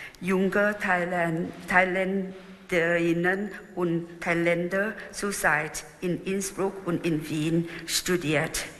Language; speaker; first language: German; non-native, fluent; Thai